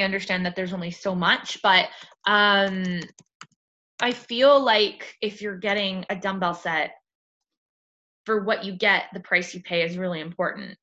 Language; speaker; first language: English; native; English